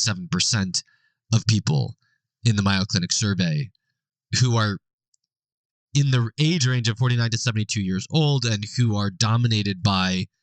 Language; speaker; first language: English; native; English